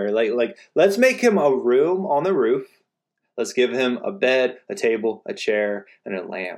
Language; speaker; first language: English; native; English